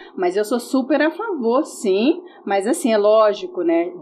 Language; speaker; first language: Portuguese; native; Portuguese